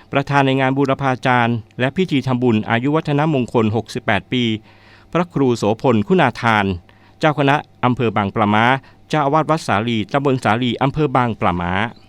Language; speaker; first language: Thai; native; Thai